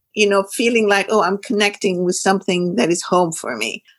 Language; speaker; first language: English; non-native, fluent; Arabic